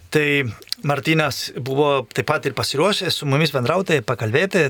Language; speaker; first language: Lithuanian; non-native, fluent; Spanish